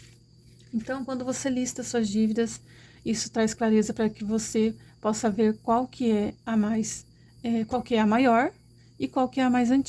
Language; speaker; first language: Portuguese; native; Portuguese